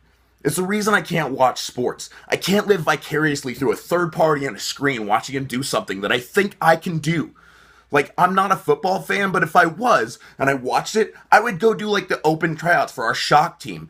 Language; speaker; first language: English; native; English